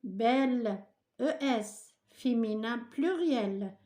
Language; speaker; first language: French; non-native, local second language; Arabic